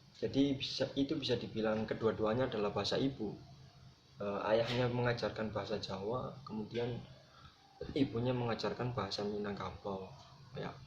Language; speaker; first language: Indonesian; non-native, local second language; Javanese